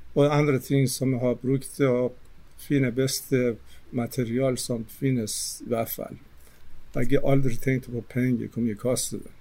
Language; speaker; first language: Norwegian; non-native, fluent; Persian